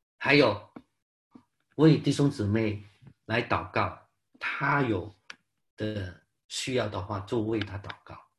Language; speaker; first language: Chinese; non-native, local second language; Cantonese